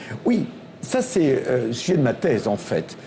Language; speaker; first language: French; non-native, local second language; Tamil